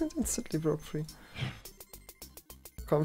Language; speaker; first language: German; native; German